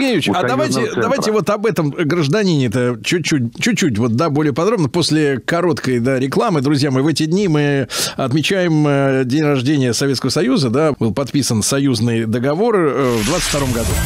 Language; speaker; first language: Russian; native; Russian